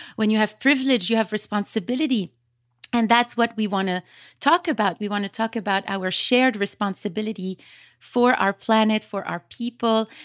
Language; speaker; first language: English; early bilingual, other home language; Arabic